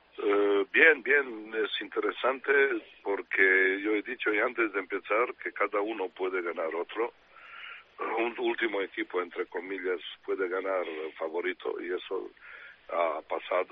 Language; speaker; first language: Spanish; non-native, fluent; Serbian